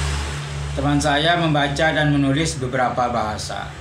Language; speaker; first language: Indonesian; non-native, local second language; Madurese